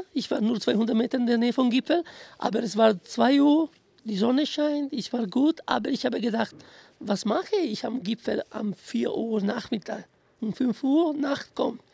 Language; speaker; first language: German; non-native, fluent; Italian